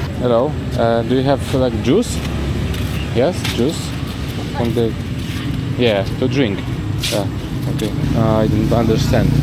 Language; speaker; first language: English; non-native, learner; Polish